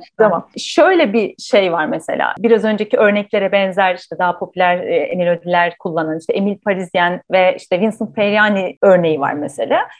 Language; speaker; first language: Turkish; native; Turkish